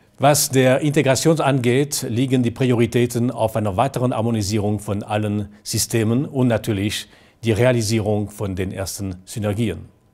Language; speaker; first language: German; native; German